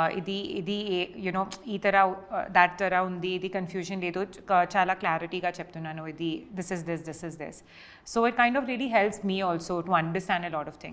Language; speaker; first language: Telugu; non-native, learner; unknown